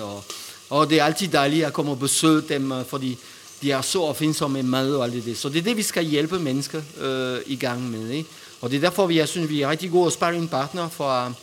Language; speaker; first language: Danish; non-native, fluent; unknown